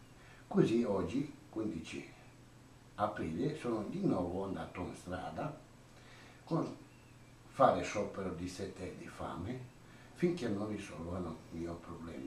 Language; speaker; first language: Italian; non-native, learner; Croatian